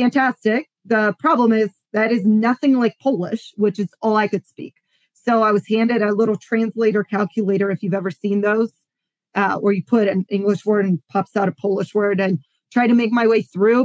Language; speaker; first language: English; non-native, fluent; Polish